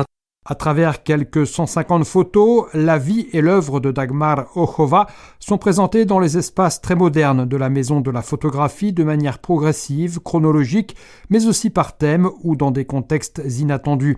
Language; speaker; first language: French; native; French